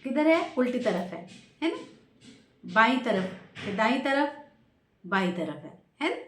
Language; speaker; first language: Hindi; non-native, local second language; Marathi